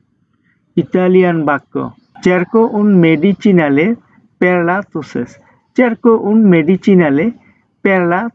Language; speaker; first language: Italian; non-native, fluent; Bangla